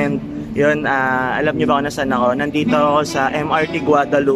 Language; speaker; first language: Filipino; native; Filipino